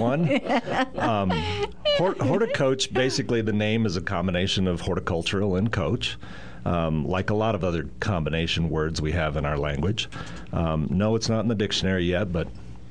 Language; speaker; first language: English; native; English